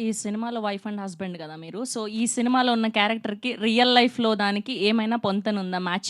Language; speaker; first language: Telugu; native; Telugu